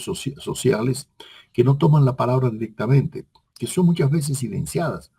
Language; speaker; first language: Spanish; native; Spanish